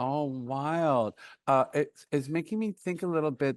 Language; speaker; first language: English; native; English